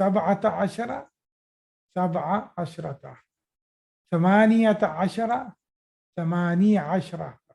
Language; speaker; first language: Arabic; non-native, fluent; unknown